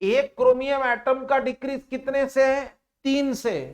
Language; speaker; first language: Hindi; non-native, local second language; Marathi